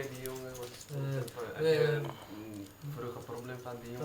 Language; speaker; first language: Dutch; non-native, learner; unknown